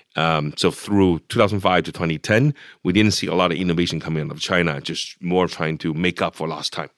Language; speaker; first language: English; non-native, fluent; Chinese